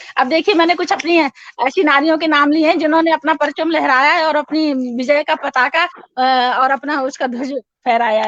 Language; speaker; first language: Hindi; native; Hindi